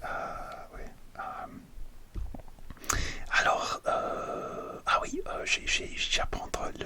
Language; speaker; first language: French; non-native, learner; English